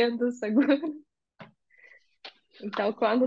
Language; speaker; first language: Portuguese; non-native, fluent; Russian